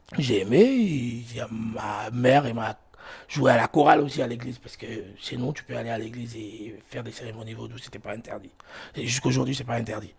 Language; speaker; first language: French; non-native, local second language; Fon